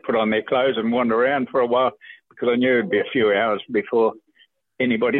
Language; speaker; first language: English; native; English